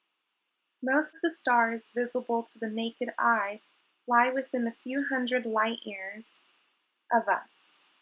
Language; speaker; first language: English; native; English